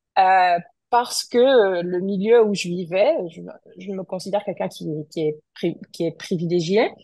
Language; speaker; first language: French; non-native, fluent; Portuguese